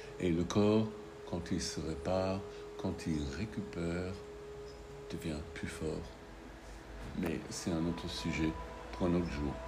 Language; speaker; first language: French; non-native, fluent; English